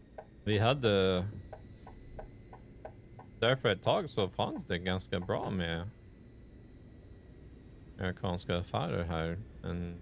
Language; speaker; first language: Swedish; non-native, fluent; English